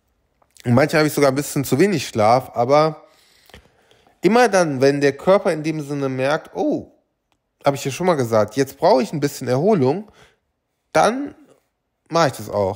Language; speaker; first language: German; native; German